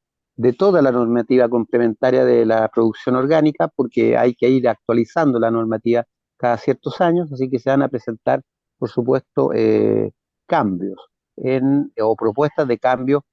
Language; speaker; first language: Spanish; native; Spanish